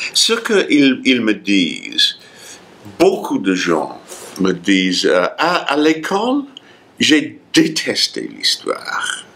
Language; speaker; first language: French; non-native, fluent; English